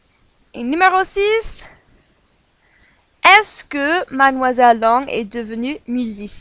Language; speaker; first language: French; non-native, fluent; English